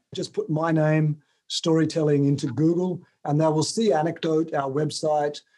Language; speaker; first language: English; native; English